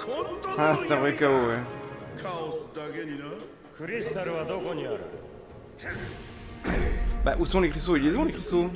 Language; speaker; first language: French; native; French